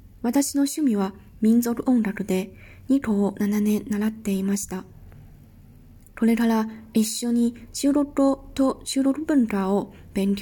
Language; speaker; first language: Japanese; non-native, fluent; Chinese